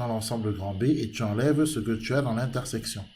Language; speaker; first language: French; native; French